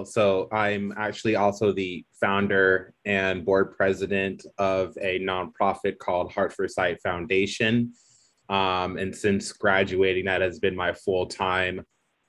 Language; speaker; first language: English; native; English